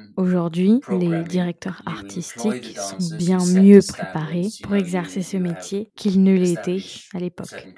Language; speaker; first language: French; non-native, fluent; Swedish